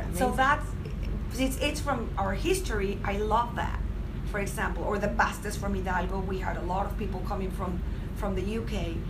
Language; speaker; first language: English; non-native, fluent; Spanish